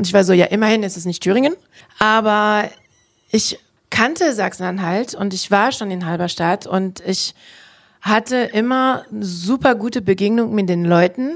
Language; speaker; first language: German; non-native, fluent; French